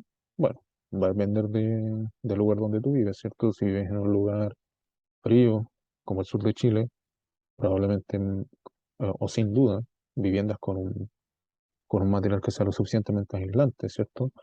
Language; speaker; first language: Spanish; native; Spanish